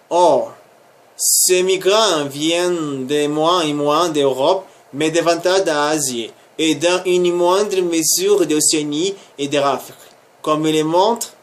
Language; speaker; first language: French; non-native, learner; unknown